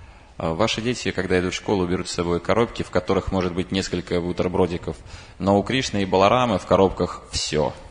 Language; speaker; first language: Russian; native; Russian